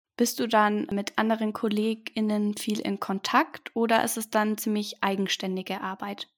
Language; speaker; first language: German; native; German